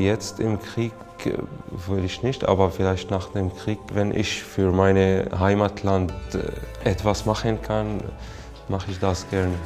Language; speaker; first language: German; non-native, learner; Arabic